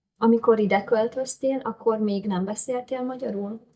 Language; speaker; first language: Hungarian; native; Hungarian